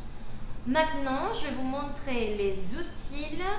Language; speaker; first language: French; non-native, fluent; Spanish